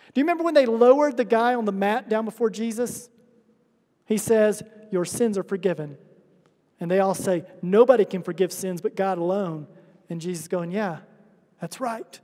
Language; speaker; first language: English; native; English